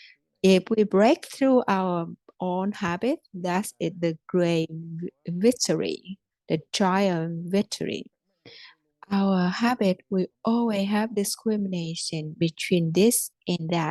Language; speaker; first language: English; non-native, fluent; Vietnamese